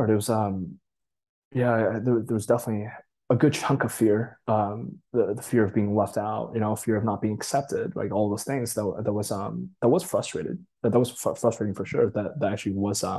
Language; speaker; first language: English; early bilingual, other home language; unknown